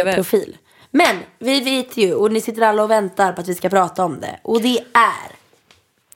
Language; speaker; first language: Swedish; native; Swedish